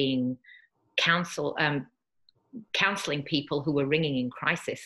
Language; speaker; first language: English; native; English